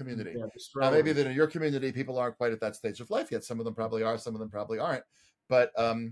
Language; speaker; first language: English; native; English